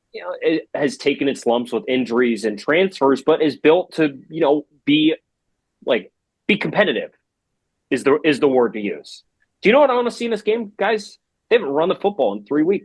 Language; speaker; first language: English; native; English